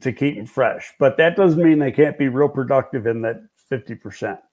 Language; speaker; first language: English; native; English